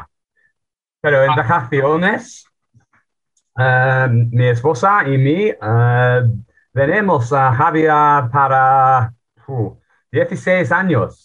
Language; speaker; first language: Spanish; non-native, learner; English